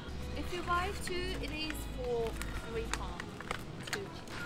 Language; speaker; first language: English; non-native, learner; Uzbek